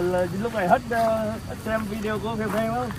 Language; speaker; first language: Vietnamese; native; Vietnamese